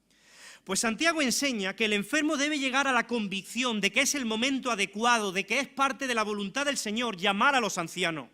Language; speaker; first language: Spanish; native; Spanish